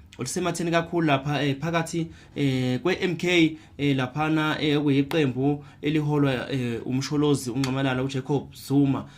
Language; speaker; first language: Zulu; native; Zulu